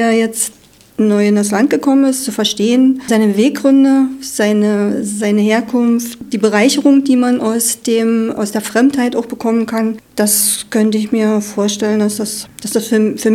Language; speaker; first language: German; native; German